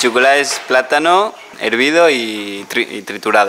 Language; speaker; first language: Spanish; native; Spanish